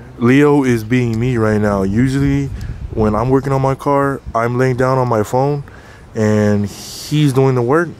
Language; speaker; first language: English; native; English